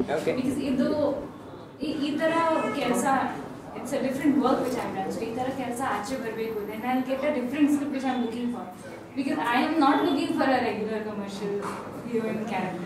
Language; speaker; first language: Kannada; non-native, fluent; Hindi